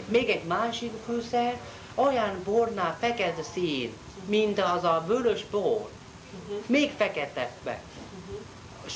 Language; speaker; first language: Hungarian; non-native, learner; Chinese